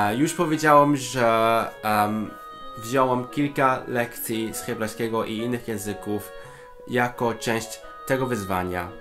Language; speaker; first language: Polish; non-native, fluent; Cantonese